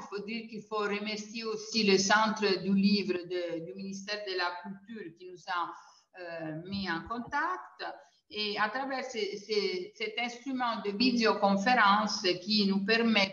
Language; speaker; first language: French; non-native, fluent; Italian